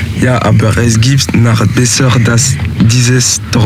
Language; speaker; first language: German; non-native, learner; French